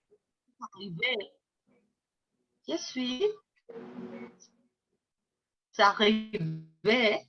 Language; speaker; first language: French; non-native, learner; Spanish